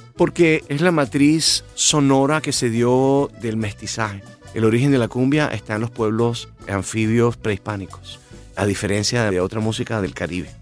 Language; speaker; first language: Spanish; native; Spanish